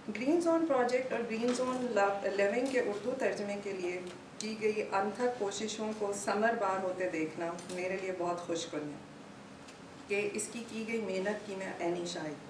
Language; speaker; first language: Urdu; native; Urdu